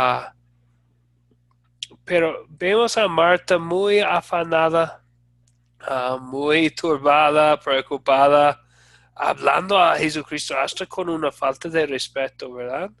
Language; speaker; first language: Spanish; non-native, fluent; English